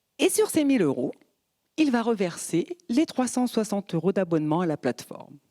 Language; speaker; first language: French; early bilingual, other home language; Portuguese